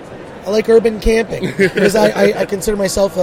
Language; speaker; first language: English; native; English